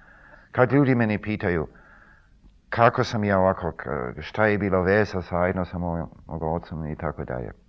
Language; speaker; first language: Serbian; early bilingual, heritage; Serbian